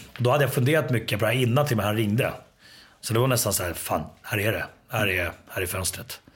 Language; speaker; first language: Swedish; early bilingual, other home language; Finnish